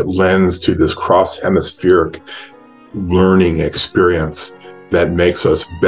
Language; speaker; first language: English; native; English